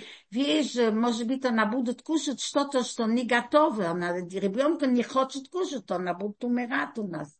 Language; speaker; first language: Russian; early bilingual, heritage; Russian